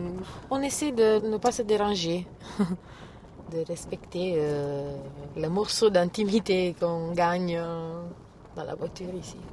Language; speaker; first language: French; non-native, fluent; Italian